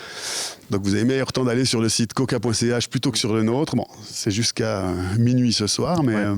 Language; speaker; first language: French; native; French